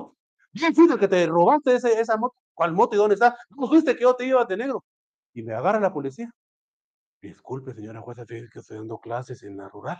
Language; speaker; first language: Spanish; native; Spanish